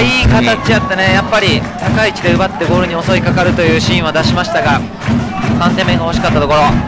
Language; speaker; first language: Japanese; native; Japanese